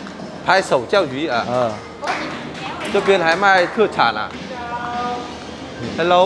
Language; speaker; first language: Chinese; non-native, learner; Vietnamese